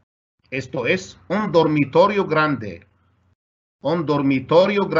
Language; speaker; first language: Spanish; non-native, fluent; Arabic